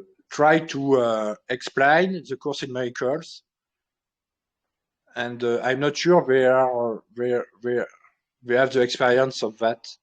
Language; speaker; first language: English; non-native, learner; French